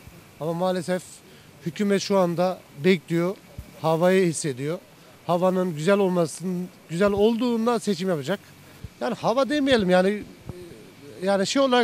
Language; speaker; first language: Turkish; native; Turkish